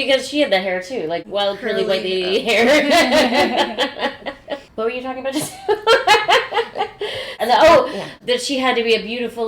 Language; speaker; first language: English; native; English